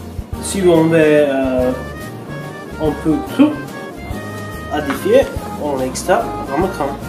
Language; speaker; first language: French; non-native, learner; Latvian